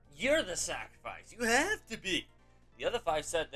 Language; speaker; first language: English; native; English